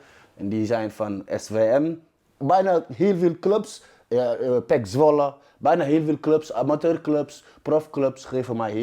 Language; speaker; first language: Dutch; non-native, fluent; Wolof